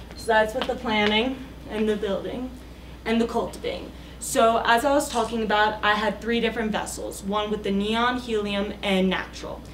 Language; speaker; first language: English; native; English